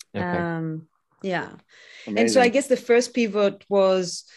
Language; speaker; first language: English; non-native, fluent; Greek